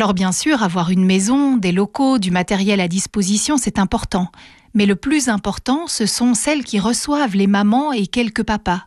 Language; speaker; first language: French; native; French